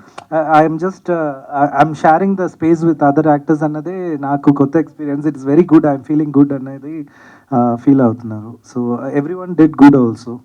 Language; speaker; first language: Telugu; non-native, learner; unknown